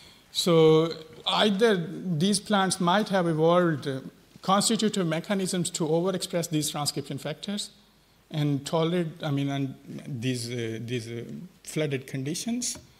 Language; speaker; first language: English; non-native, fluent; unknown